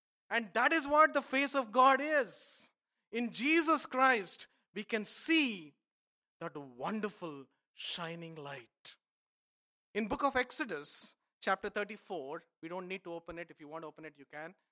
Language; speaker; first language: English; non-native, local second language; Telugu